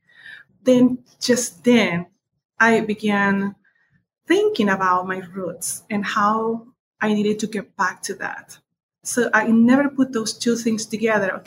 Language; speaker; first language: English; non-native, fluent; Spanish